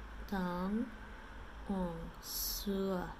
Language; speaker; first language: Vietnamese; non-native, learner; English